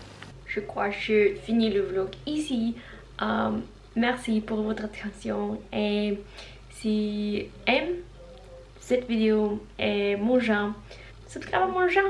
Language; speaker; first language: French; non-native, learner; Norwegian